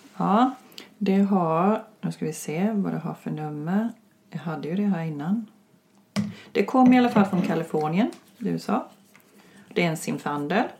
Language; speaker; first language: Swedish; native; Swedish